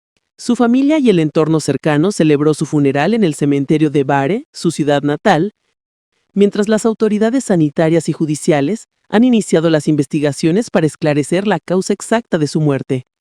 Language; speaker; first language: Spanish; native; Spanish